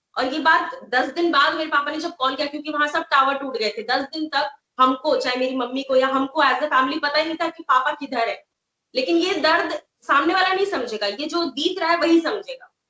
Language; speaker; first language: Hindi; native; Hindi